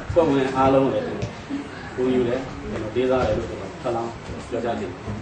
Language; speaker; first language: Burmese; non-native, local second language; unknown